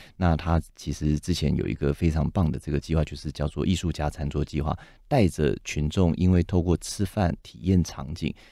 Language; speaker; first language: Chinese; native; Chinese